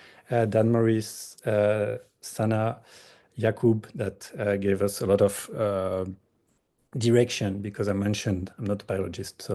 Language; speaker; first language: English; non-native, fluent; French